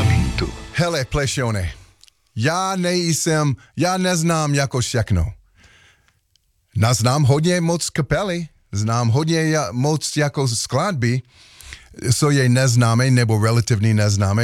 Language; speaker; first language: Czech; non-native, learner; English